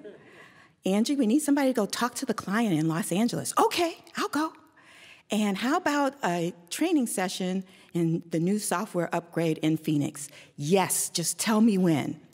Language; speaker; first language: English; native; English